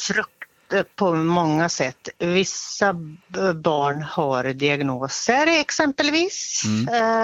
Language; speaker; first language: Swedish; native; Swedish